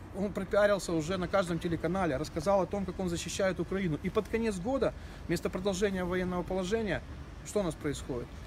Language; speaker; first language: Russian; native; Russian